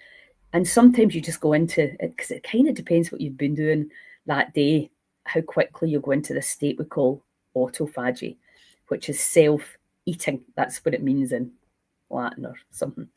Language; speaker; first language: English; native; English